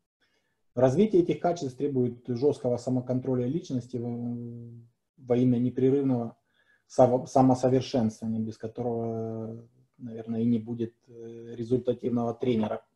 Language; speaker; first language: Russian; native; Russian